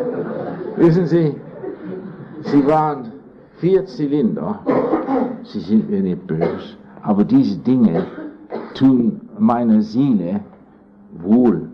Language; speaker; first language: German; non-native, fluent; English